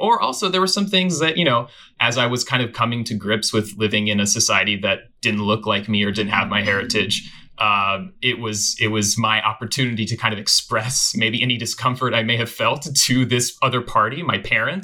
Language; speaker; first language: English; native; English